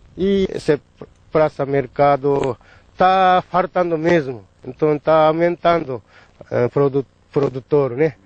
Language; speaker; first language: Portuguese; non-native, learner; Japanese